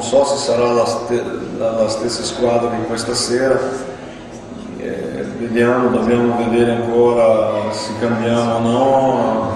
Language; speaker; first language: Italian; non-native, fluent; Portuguese